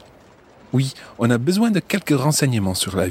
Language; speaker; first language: French; non-native, fluent; English